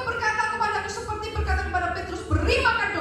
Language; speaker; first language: Indonesian; native; Indonesian